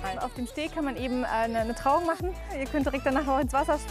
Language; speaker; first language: German; native; German